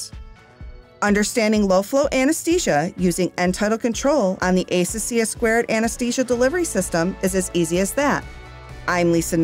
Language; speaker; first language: English; native; English